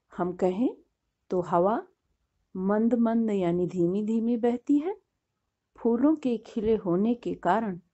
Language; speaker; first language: Hindi; native; Hindi